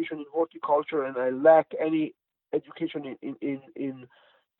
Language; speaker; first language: English; non-native, fluent; Italian